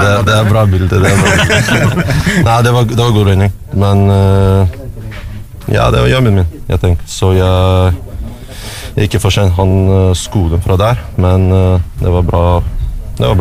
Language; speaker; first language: Norwegian; non-native, fluent; Russian